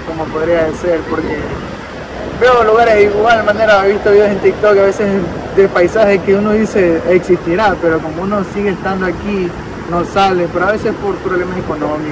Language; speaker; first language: Spanish; native; Spanish